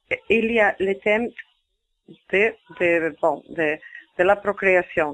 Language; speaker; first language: French; non-native, fluent; Spanish